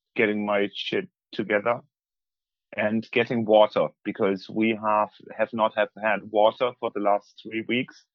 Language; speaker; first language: English; non-native, fluent; German